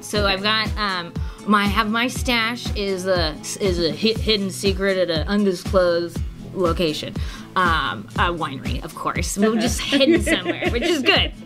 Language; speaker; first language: English; native; English